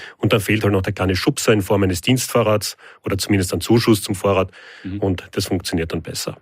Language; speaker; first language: German; native; German